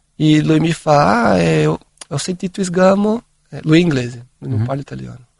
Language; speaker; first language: Italian; non-native, fluent; Portuguese